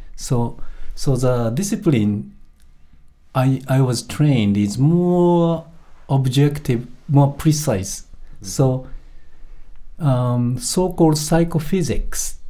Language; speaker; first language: English; non-native, fluent; Japanese